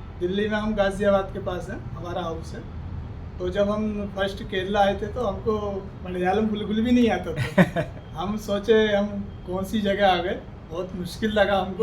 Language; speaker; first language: Hindi; native; Hindi